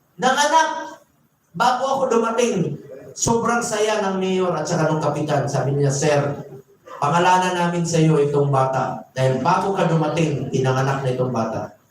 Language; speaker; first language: Filipino; non-native, local second language; Cebuano